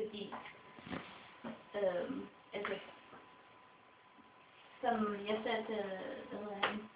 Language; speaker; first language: Danish; non-native, local second language; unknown